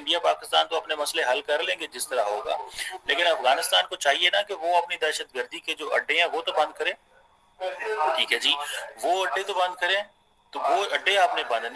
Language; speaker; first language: Hindi; native; Hindi